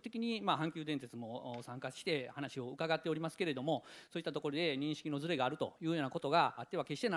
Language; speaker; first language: Japanese; native; Japanese